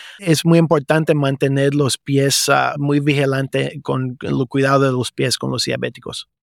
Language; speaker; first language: Spanish; early bilingual, heritage; Spanish